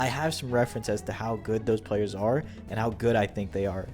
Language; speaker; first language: English; native; English